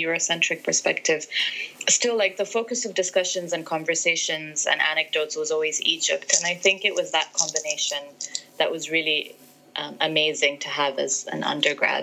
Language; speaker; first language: English; non-native, local second language; Arabic